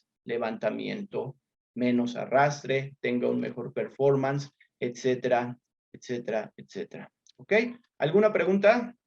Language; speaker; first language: Spanish; native; Spanish